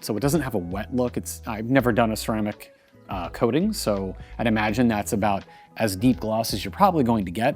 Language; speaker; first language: English; native; English